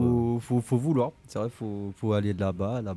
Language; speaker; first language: French; native; French